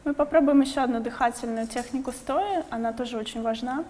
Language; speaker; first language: Russian; native; Russian